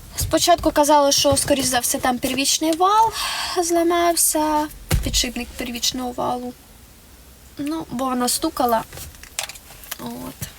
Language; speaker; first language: Ukrainian; non-native, local second language; Russian